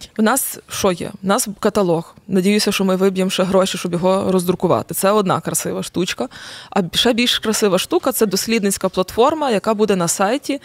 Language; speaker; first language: Ukrainian; native; Ukrainian